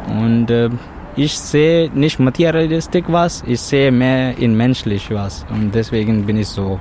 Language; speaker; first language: German; non-native, learner; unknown